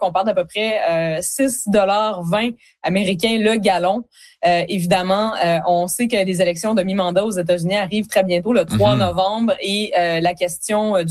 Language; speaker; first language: French; native; French